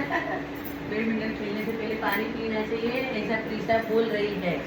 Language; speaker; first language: Hindi; non-native, local second language; Gujarati